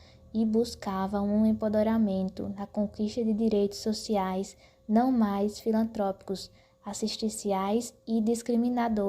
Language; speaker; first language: Portuguese; native; Portuguese